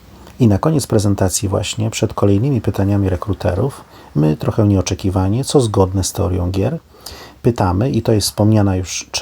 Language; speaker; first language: Polish; native; Polish